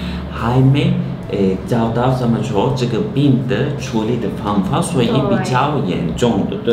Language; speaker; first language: Chinese; non-native, learner; Turkish